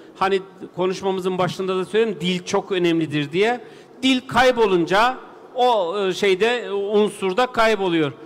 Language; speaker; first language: Turkish; native; Turkish